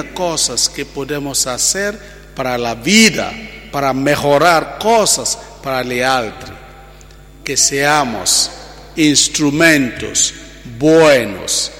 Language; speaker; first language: Spanish; non-native, fluent; Italian